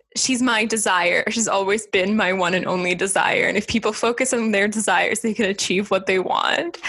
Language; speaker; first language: English; non-native, fluent; Estonian